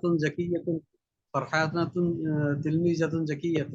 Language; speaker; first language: Arabic; non-native, learner; Bangla